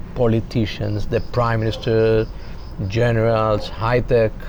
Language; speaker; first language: English; non-native, fluent; Hebrew